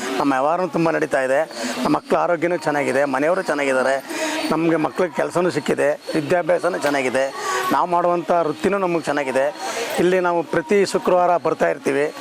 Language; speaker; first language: Kannada; native; Kannada